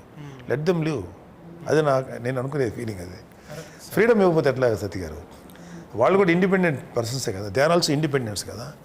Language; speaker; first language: Telugu; native; Telugu